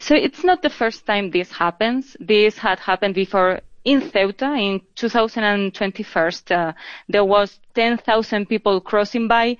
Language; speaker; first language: English; non-native, fluent; Spanish